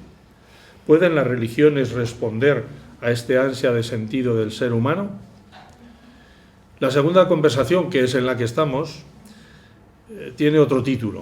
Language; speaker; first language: Spanish; native; Spanish